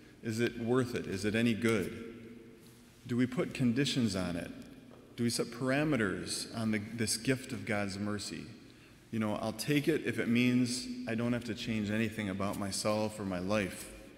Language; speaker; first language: English; native; English